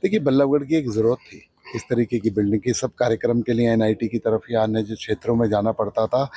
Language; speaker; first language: Hindi; native; Hindi